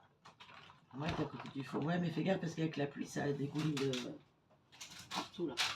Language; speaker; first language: French; native; French